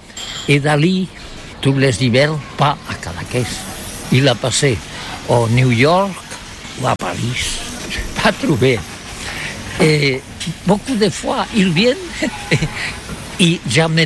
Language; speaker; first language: French; non-native, learner; Catalan